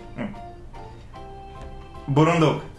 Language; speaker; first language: Japanese; non-native, fluent; Russian